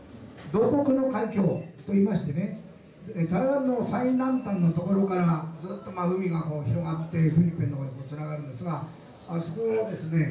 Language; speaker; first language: Japanese; native; Japanese